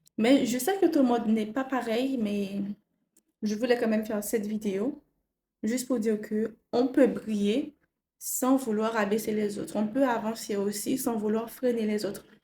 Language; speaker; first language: French; non-native, local second language; Haitian Creole